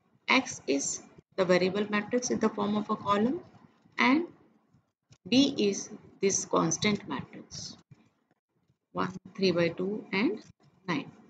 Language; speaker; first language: English; non-native, local second language; Hindi